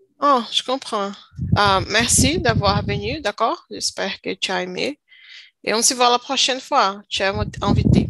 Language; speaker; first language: French; non-native, learner; Portuguese